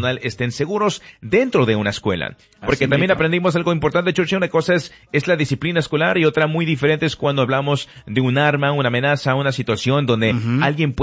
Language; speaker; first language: Spanish; early bilingual, heritage; Spanish